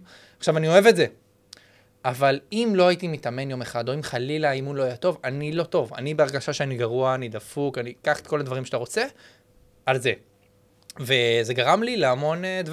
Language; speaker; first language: Hebrew; native; Hebrew